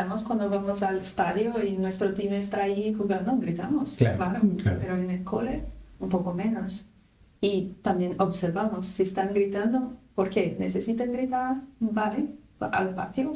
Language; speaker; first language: Spanish; non-native, fluent; Portuguese